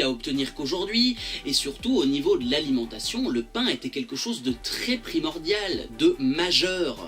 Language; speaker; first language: French; native; French